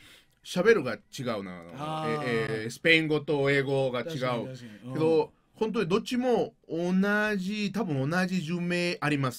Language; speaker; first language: Japanese; non-native, learner; Spanish